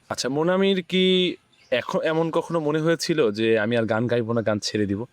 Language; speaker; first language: Bangla; native; Bangla